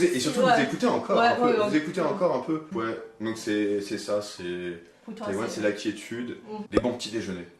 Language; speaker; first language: French; native; French